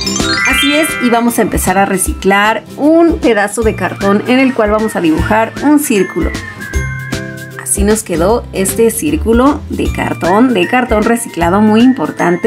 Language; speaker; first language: Spanish; native; Spanish